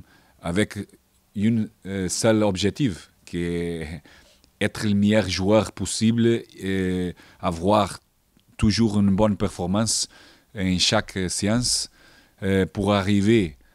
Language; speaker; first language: French; non-native, fluent; Portuguese